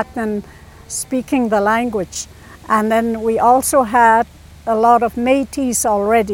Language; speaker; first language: English; native; English